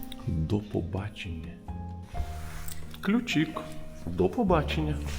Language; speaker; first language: Ukrainian; non-native, learner; Lithuanian